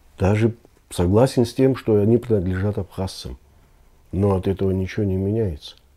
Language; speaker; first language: Russian; non-native, local second language; Abkhazian